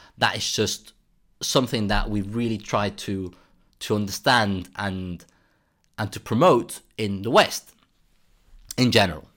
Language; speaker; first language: English; native; English